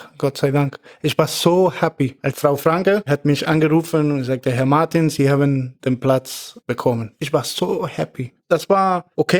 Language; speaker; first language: German; non-native, fluent; Spanish